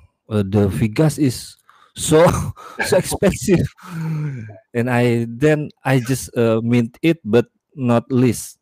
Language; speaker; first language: English; non-native, learner; Indonesian